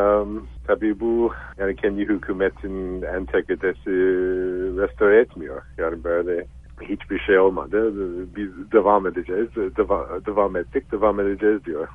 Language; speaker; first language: Turkish; non-native, fluent; English